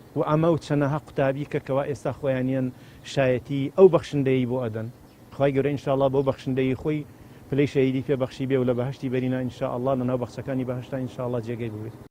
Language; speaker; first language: Central Kurdish; native; Central Kurdish